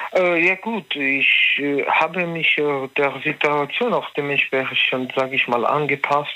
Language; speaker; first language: German; non-native, learner; French